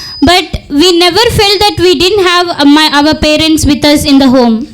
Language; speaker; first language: English; non-native, local second language; Telugu